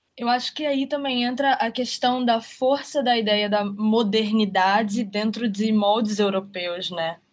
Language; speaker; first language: Portuguese; native; Portuguese